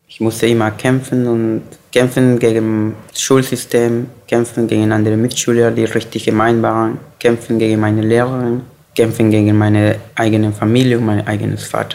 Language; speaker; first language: German; non-native, fluent; Spanish